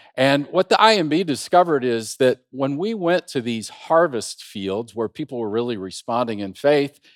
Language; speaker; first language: English; native; English